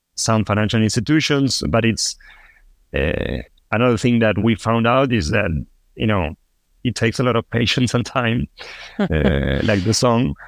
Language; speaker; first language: English; non-native, fluent; Spanish